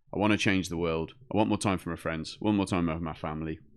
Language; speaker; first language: English; native; English